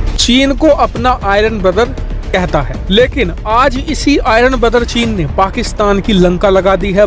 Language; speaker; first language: Hindi; native; Hindi